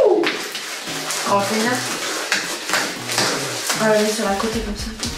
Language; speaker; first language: French; early bilingual, other home language; Russian